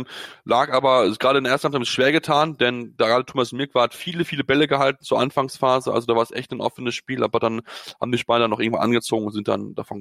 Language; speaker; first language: German; native; German